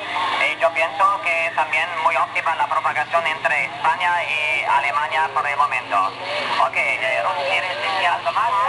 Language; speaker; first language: Spanish; non-native, learner; German